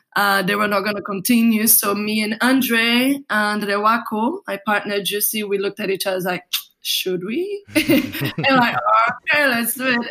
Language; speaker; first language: English; non-native, fluent; Portuguese